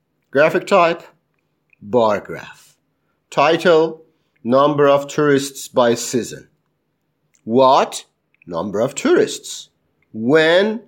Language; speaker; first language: English; non-native, fluent; Persian